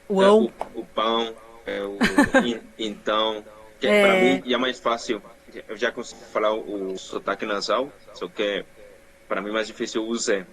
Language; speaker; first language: Portuguese; non-native, fluent; Spanish